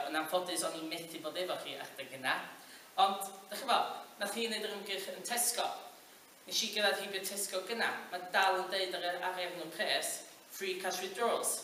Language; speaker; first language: Welsh; native; Welsh